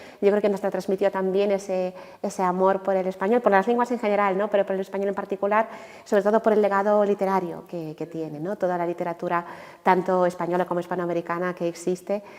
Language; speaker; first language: Spanish; non-native, fluent; Ukrainian